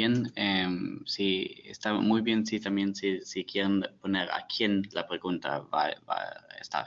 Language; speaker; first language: Spanish; non-native, fluent; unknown